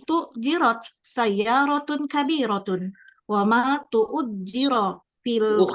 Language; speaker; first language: Arabic; non-native, learner; Indonesian